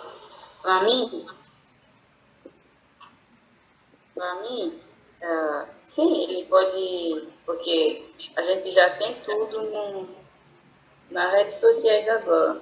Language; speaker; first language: Portuguese; non-native, fluent; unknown